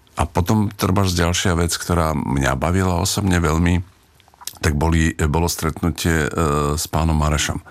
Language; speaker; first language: Slovak; native; Slovak